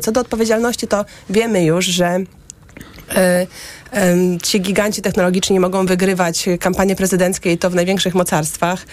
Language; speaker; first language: Polish; native; Polish